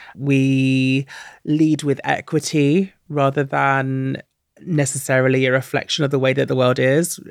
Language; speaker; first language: English; native; English